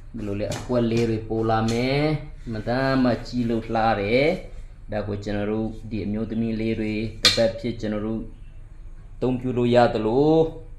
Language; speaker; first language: Burmese; non-native, local second language; Tedim Chin